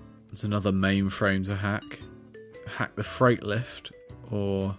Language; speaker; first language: English; native; English